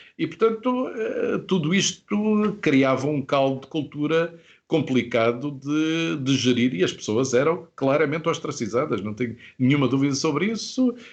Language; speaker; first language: Portuguese; native; Portuguese